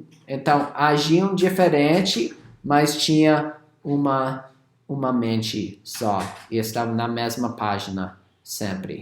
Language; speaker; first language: Portuguese; non-native, fluent; English